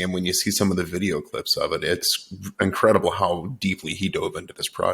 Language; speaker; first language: English; native; English